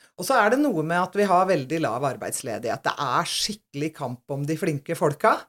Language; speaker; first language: Norwegian; native; Norwegian